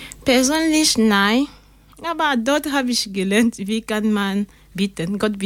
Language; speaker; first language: German; non-native, learner; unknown